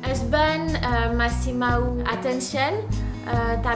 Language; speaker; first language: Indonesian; non-native, learner; English